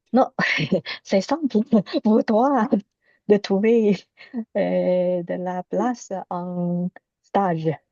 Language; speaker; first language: French; non-native, learner; Chinese